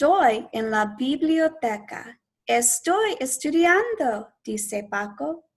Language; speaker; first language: Spanish; non-native, fluent; English